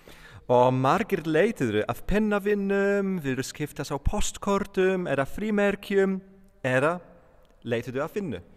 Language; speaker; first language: Icelandic; non-native, fluent; Polish